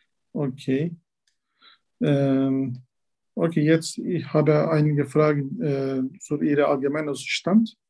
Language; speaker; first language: German; non-native, learner; Turkish